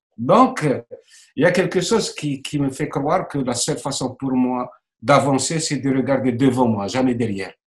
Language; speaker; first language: French; non-native, local second language; Arabic